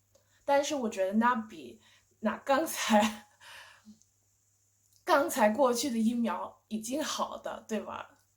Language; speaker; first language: Chinese; non-native, fluent; English